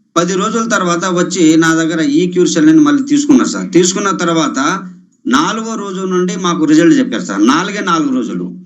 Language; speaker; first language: Telugu; non-native, local second language; Lambadi